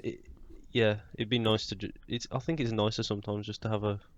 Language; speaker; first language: English; native; English